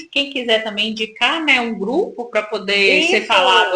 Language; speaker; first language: Portuguese; native; Portuguese